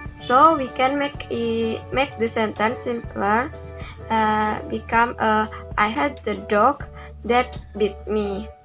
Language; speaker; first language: English; non-native, learner; Indonesian